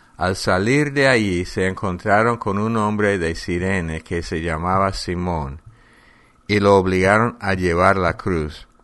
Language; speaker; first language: Spanish; non-native, fluent; English